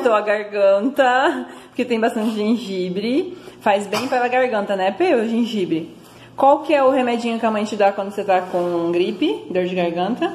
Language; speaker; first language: Portuguese; native; Portuguese